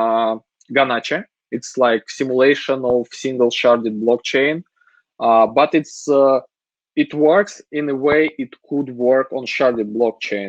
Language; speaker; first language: English; non-native, fluent; Russian